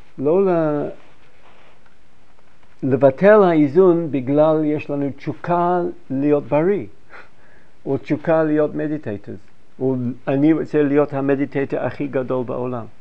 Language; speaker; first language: Hebrew; non-native, fluent; English